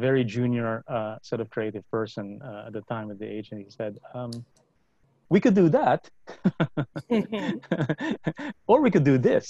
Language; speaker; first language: English; non-native, local second language; Filipino